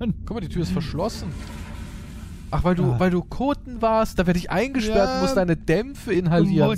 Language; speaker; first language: German; native; German